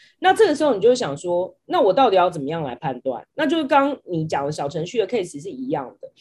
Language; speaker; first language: Chinese; native; Chinese